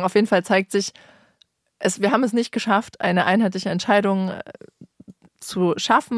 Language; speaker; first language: German; native; German